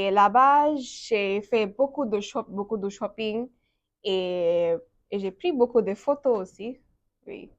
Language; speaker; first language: French; non-native, learner; Bangla